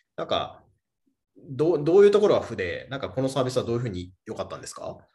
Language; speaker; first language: Japanese; native; Japanese